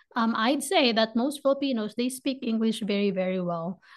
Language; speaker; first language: English; non-native, local second language; Filipino